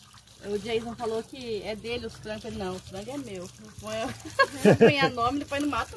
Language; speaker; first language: Portuguese; native; Portuguese